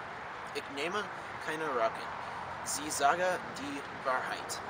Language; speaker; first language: German; non-native, learner; English